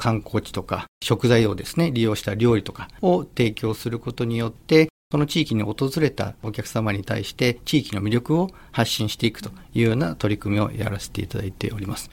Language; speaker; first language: Japanese; native; Japanese